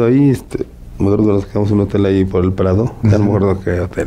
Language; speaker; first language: Spanish; native; Spanish